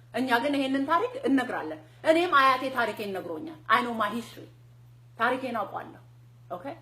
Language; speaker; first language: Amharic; non-native, local second language; Oromo